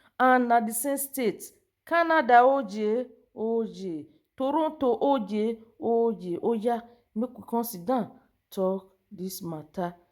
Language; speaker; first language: Nigerian Pidgin; native; Nigerian Pidgin